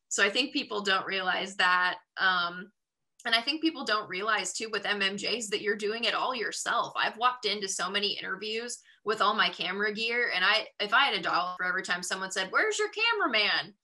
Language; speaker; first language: English; native; English